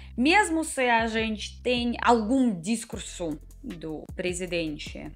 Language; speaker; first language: Portuguese; non-native, fluent; Russian